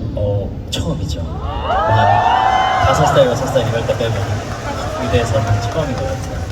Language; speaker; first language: Korean; native; Korean